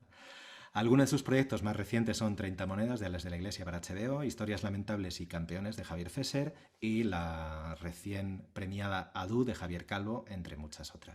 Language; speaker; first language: Spanish; native; Spanish